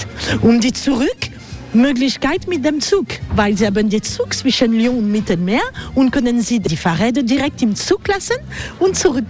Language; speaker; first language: German; non-native, learner; French